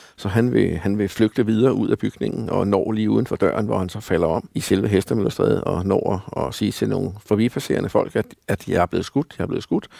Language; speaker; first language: Danish; native; Danish